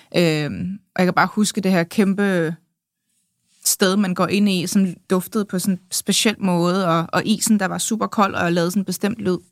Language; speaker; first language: Danish; early bilingual, other home language; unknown